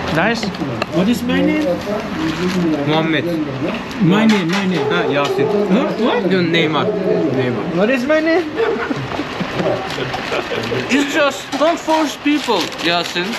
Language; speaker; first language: English; non-native, learner; Thai